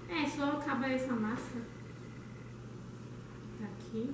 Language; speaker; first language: Portuguese; non-native, learner; Chinese